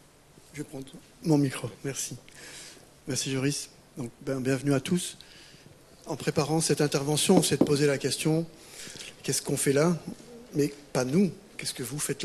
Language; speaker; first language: French; native; French